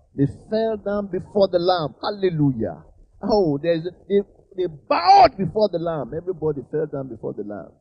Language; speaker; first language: English; non-native, local second language; Yoruba